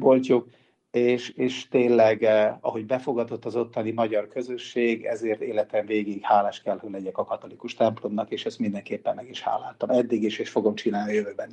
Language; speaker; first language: Hungarian; non-native, local second language; Serbian